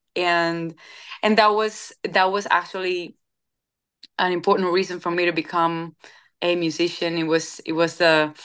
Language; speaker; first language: English; non-native, fluent; Spanish